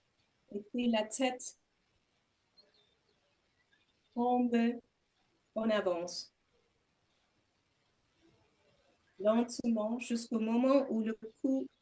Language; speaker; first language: French; non-native, learner; English